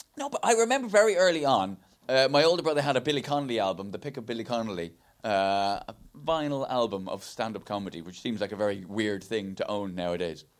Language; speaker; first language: English; native; English